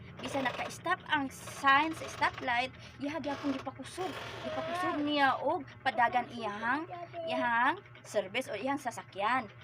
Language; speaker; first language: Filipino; non-native, local second language; Cebuano